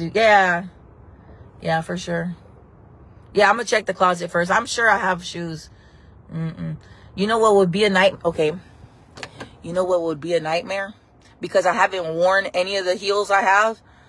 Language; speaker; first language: English; early bilingual, other home language; Spanish